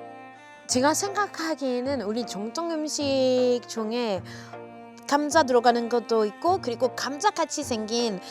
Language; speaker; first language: Korean; non-native, fluent; French